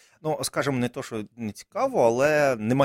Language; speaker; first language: Ukrainian; native; Ukrainian